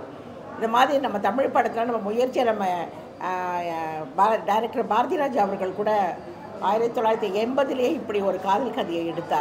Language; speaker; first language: Tamil; native; Tamil